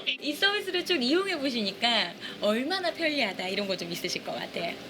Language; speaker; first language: Korean; native; Korean